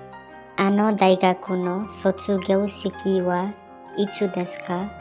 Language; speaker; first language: Japanese; non-native, learner; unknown